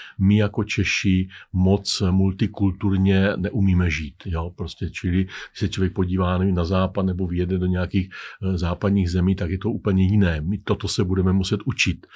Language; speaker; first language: Czech; native; Czech